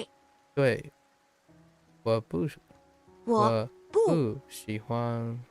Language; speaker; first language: Chinese; non-native, learner; English